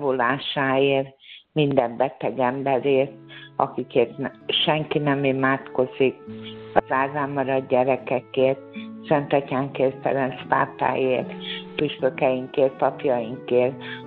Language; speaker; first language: Hungarian; native; Hungarian